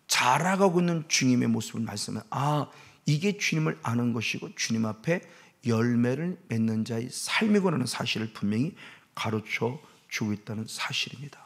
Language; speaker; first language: Korean; native; Korean